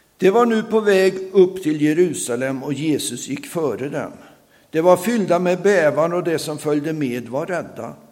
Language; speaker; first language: Swedish; native; Swedish